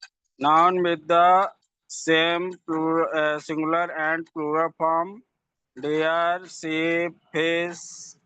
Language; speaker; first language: English; non-native, learner; Hindi